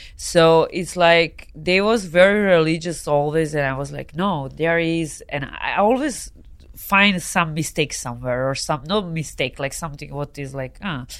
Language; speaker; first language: English; non-native, fluent; Serbian